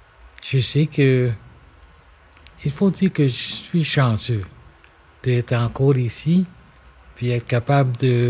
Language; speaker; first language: French; non-native, local second language; English